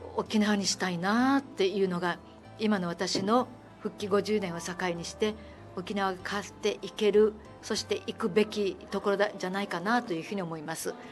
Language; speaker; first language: Japanese; native; Japanese